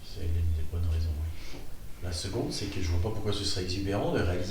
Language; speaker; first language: French; native; French